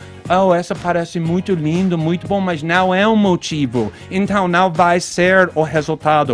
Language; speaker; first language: Portuguese; non-native, fluent; English